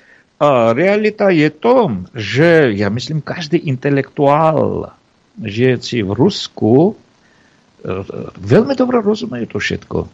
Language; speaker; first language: Slovak; non-native, fluent; Armenian